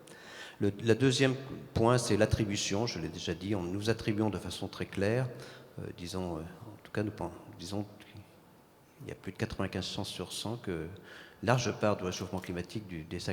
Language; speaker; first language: French; native; French